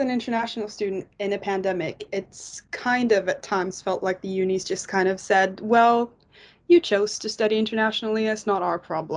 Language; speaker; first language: English; non-native, fluent; Norwegian